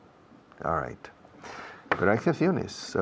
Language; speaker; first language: Spanish; non-native, fluent; English